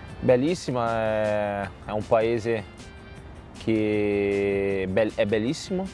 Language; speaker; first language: Italian; non-native, fluent; Portuguese